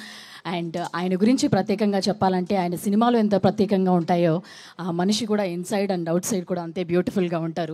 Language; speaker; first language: Telugu; native; Telugu